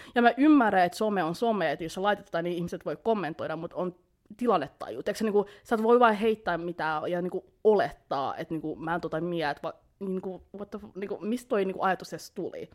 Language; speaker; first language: Finnish; early bilingual, heritage; Finnish